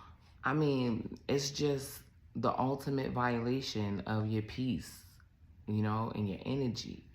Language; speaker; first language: English; native; English